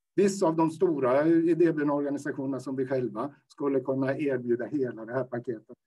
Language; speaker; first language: Swedish; native; Swedish